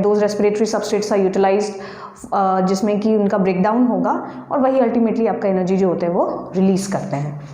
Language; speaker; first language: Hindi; native; Hindi